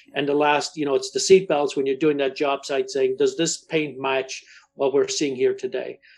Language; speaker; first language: English; native; English